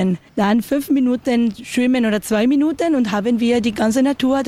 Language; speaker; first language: German; non-native, learner; Spanish